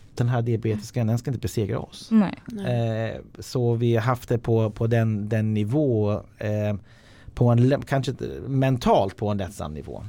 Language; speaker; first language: Swedish; non-native, fluent; English